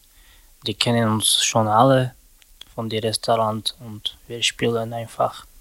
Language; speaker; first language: German; non-native, learner; Slovak